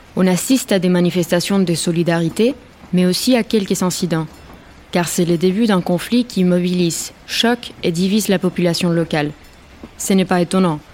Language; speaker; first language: French; non-native, fluent; Spanish